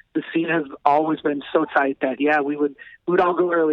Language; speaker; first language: English; native; English